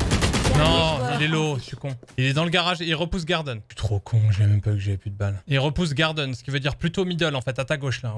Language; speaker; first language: French; native; French